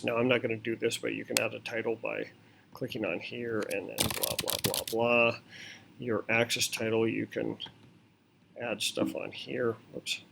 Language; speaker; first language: English; native; English